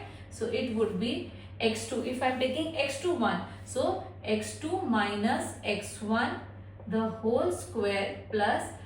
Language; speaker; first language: English; non-native, local second language; Hindi